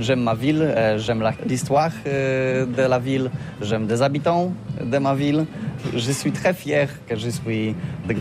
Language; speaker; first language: French; non-native, learner; Polish